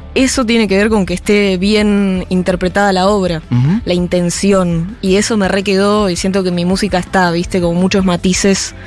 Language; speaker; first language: Spanish; native; Spanish